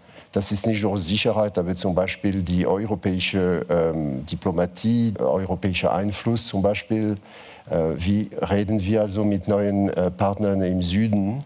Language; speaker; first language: German; non-native, fluent; French